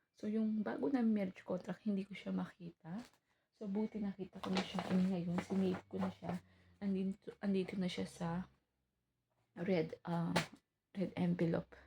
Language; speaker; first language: Filipino; native; Filipino